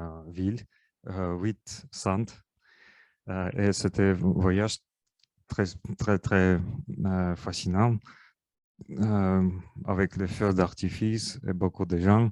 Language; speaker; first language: French; non-native, learner; Russian